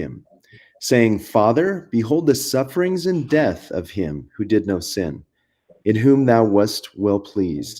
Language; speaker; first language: English; native; English